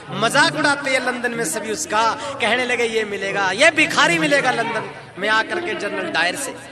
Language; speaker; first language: Hindi; native; Hindi